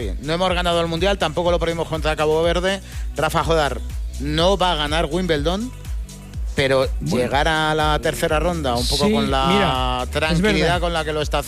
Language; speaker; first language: Spanish; native; Spanish